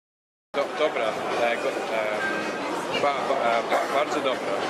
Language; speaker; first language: Polish; non-native, learner; English